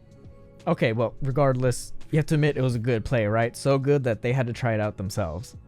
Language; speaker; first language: English; native; English